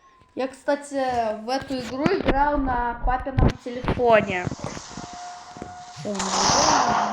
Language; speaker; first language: Russian; native; Russian